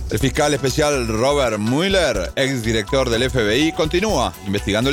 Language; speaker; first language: Spanish; native; Spanish